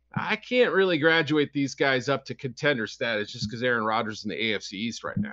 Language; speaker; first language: English; native; English